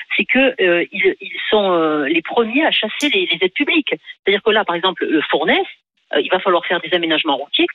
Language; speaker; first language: French; native; French